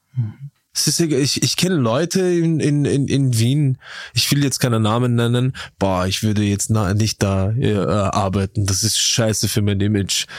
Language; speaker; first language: German; early bilingual, other home language; Turkish